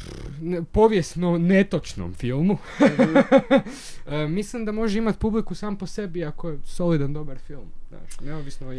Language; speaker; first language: Croatian; native; Croatian